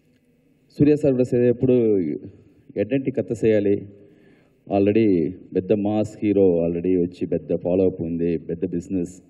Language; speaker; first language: Telugu; non-native, learner; Tamil